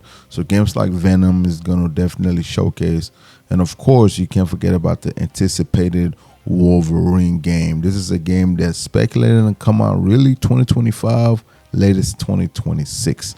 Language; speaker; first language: English; native; English